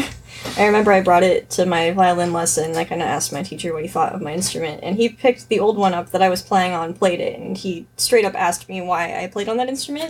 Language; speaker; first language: English; native; English